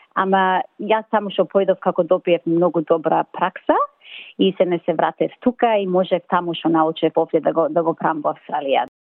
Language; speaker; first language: Macedonian; early bilingual, other home language; English